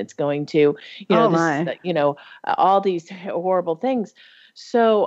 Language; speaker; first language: English; native; English